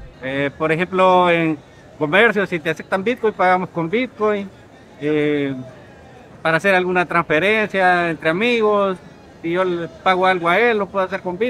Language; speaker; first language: Spanish; native; Spanish